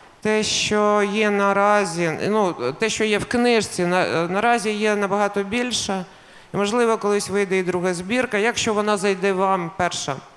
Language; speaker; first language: Ukrainian; non-native, local second language; Russian